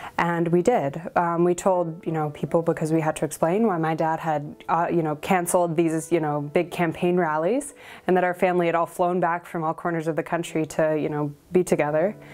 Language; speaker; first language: English; native; English